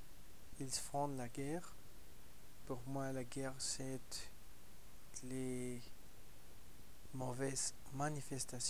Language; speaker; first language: French; non-native, learner; Spanish